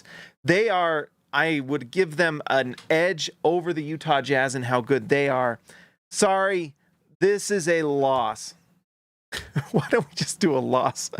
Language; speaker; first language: English; native; English